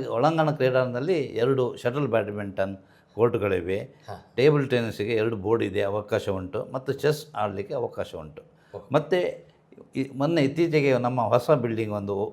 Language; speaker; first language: Kannada; native; Kannada